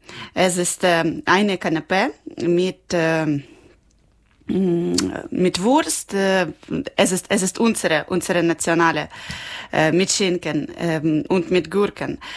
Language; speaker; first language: German; non-native, learner; Ukrainian